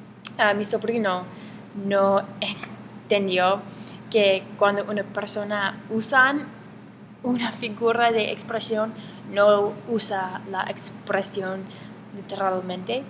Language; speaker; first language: Spanish; non-native, learner; English